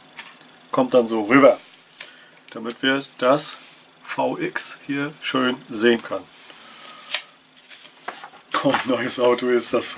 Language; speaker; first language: German; native; German